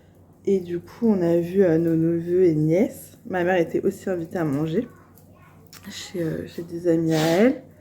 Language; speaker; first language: French; native; French